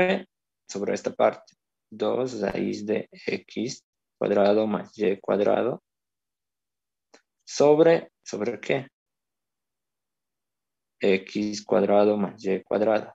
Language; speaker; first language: Spanish; native; Spanish